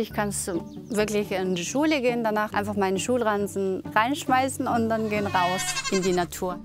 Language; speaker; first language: German; non-native, fluent; Mongolian